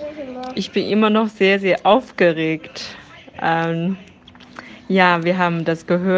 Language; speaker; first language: German; non-native, fluent; Chinese